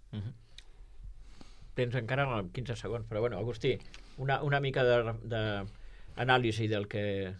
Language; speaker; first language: Catalan; native; Catalan